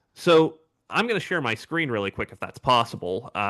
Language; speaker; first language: English; native; English